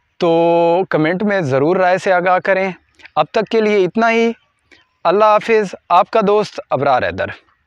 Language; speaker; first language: Urdu; non-native, local second language; Punjabi